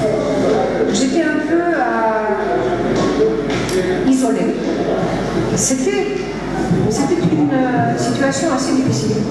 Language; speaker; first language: French; early bilingual, heritage; Greek